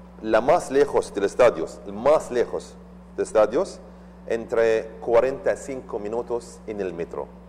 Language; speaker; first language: Spanish; non-native, learner; Arabic